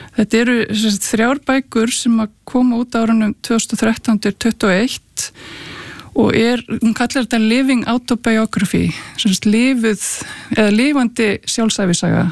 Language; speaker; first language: Icelandic; native; Icelandic